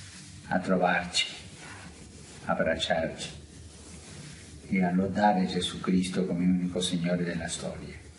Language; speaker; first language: Italian; non-native, fluent; Spanish